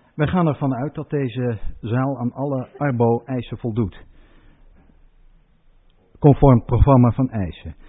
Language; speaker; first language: Dutch; native; Dutch